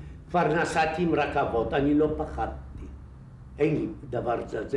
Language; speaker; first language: Hebrew; non-native, fluent; Polish